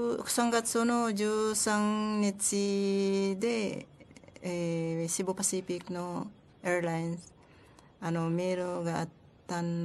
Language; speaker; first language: Japanese; non-native, learner; Filipino